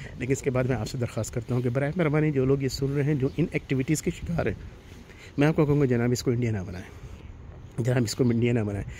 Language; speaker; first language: Hindi; native; Hindi